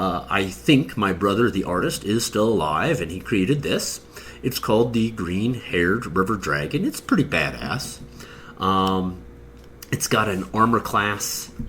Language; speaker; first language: English; native; English